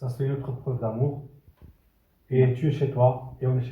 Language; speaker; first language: French; non-native, local second language; Arabic